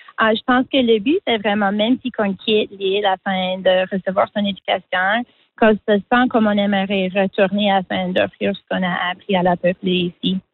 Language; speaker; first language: French; non-native, local second language; English